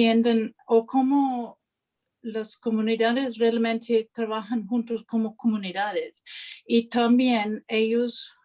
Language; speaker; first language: Spanish; non-native, fluent; English